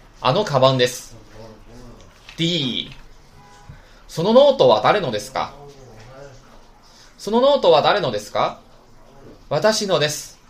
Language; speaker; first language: Japanese; non-native, fluent; Chinese